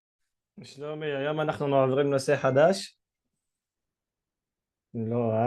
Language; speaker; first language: Hebrew; non-native, local second language; Arabic